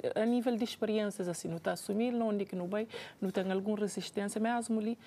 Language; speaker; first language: Portuguese; non-native, local second language; Kabuverdianu